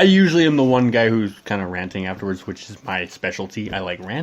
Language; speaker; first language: English; native; English